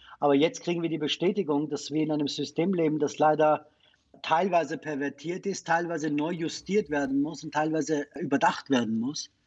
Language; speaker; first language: German; non-native, fluent; Persian